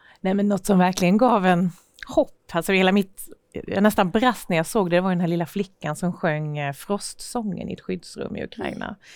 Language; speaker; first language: Swedish; native; Swedish